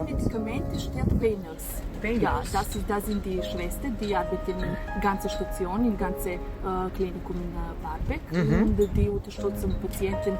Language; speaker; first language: German; non-native, learner; Serbian